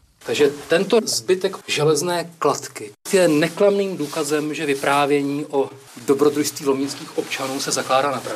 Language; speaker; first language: Czech; native; Czech